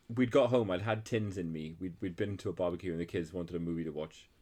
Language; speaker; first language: English; native; English